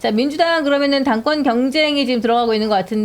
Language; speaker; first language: Korean; native; Korean